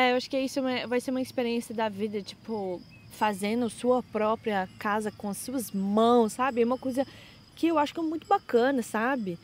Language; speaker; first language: Portuguese; non-native, fluent; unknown